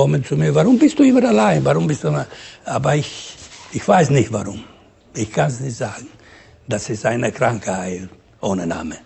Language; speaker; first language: German; non-native, learner; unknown